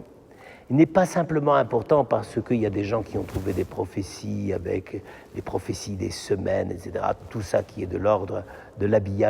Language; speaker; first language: French; native; French